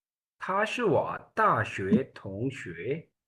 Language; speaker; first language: Chinese; non-native, fluent; Urdu